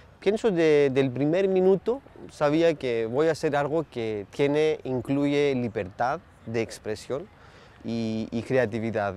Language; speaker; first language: Spanish; non-native, fluent; Greek